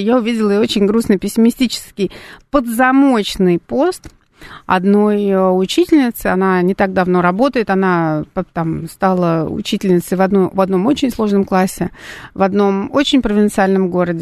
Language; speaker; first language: Russian; native; Russian